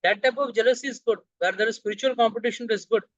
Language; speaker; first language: English; non-native, local second language; Hindi